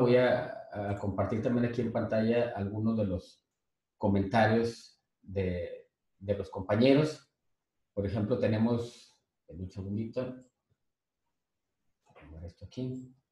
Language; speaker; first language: Spanish; native; Spanish